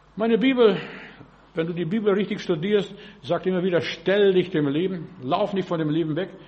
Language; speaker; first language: German; early bilingual, other home language; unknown